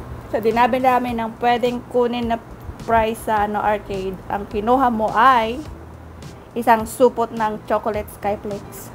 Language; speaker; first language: Filipino; native; Filipino